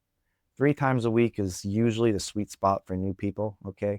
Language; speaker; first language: English; native; English